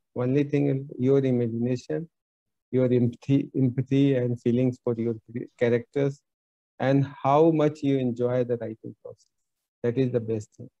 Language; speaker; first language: English; non-native, local second language; Bhojpuri